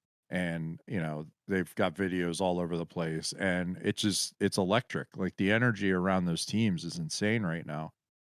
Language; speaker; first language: English; native; English